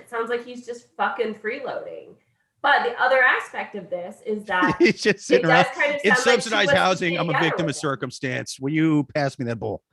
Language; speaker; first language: English; native; English